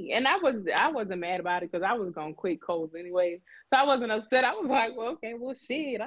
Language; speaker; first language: English; native; English